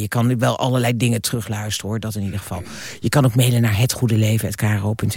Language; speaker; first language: Dutch; native; Dutch